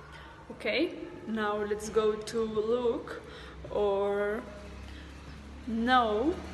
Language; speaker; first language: English; non-native, learner; Spanish